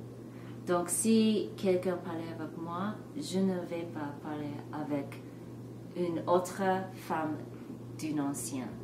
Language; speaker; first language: French; non-native, fluent; English